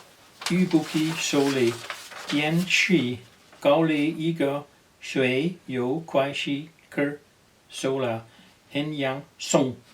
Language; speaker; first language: Chinese; non-native, learner; Danish